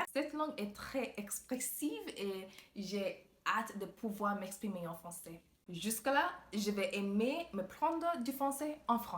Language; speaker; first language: French; non-native, learner; English